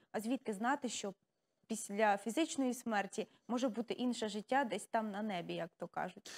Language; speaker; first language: Ukrainian; native; Ukrainian